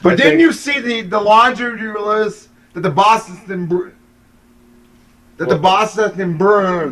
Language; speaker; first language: English; native; English